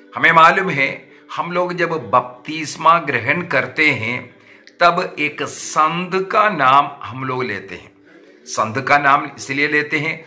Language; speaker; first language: Hindi; non-native, local second language; Malayalam